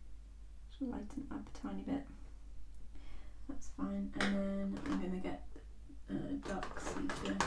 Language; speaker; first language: English; native; English